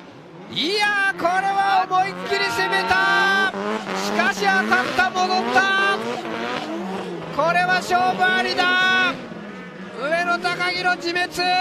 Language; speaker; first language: Japanese; native; Japanese